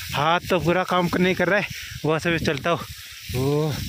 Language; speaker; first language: Hindi; non-native, local second language; Assamese